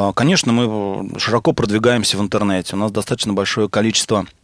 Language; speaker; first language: Russian; native; Russian